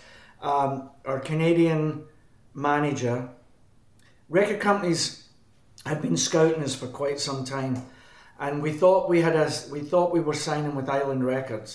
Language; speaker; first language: English; native; English